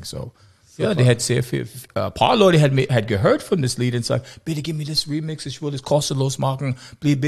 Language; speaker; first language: German; non-native, learner; English